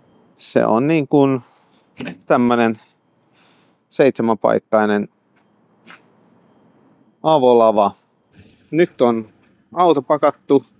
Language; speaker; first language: Finnish; non-native, fluent; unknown